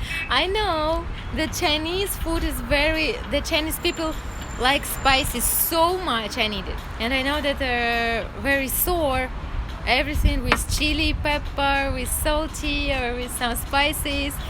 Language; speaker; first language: English; non-native, learner; Russian